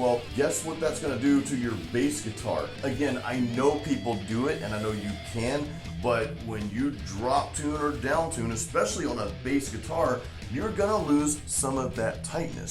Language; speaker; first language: English; native; English